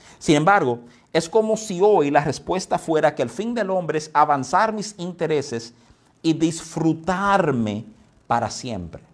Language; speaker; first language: Spanish; native; Spanish